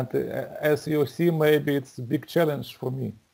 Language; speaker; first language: English; non-native, learner; Russian